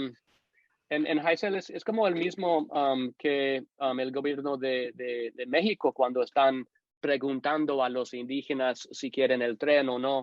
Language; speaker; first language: Spanish; non-native, fluent; English